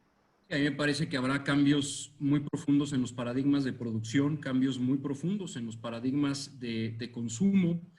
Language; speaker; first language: Spanish; native; Spanish